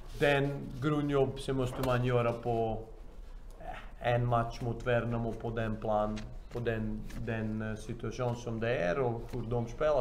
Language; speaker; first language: Swedish; non-native, fluent; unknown